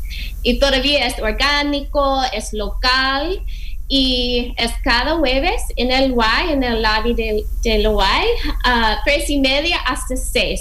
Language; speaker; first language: Spanish; non-native, fluent; English